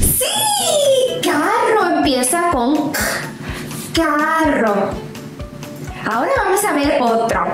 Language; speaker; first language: Spanish; non-native, fluent; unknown